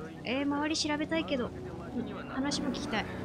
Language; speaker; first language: Japanese; native; Japanese